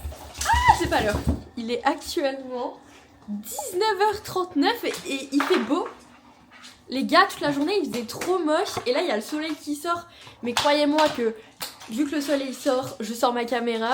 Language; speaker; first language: French; native; French